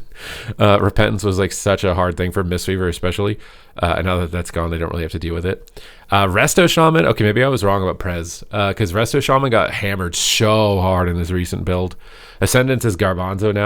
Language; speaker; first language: English; native; English